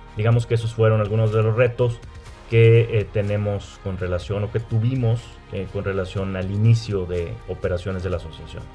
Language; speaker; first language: Spanish; native; Spanish